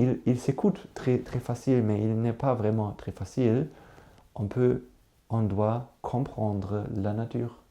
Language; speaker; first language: French; non-native, learner; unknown